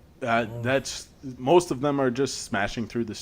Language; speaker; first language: English; native; English